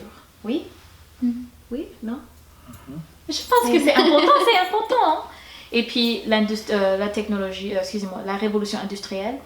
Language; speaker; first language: French; non-native, fluent; English